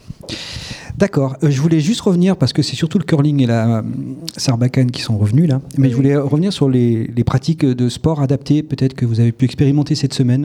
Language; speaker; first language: French; native; French